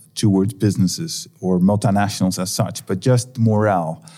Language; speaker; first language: English; non-native, fluent; Dutch